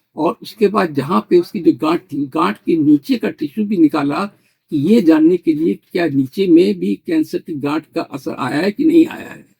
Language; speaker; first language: Hindi; native; Hindi